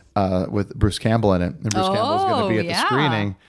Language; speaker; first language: English; native; English